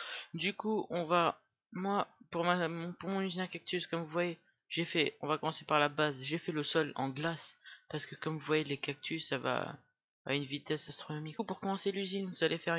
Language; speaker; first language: French; native; French